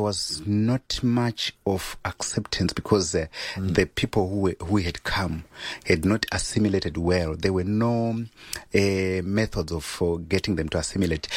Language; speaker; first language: English; non-native, local second language; Shona